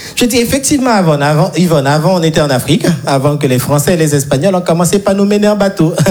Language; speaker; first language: French; non-native, local second language; Haitian Creole